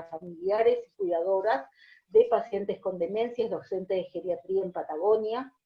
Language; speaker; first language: Spanish; native; Spanish